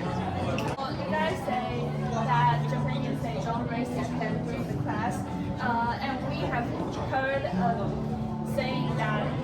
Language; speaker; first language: English; non-native, fluent; Chinese